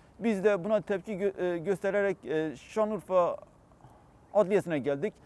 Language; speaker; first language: Turkish; non-native, local second language; Kurdish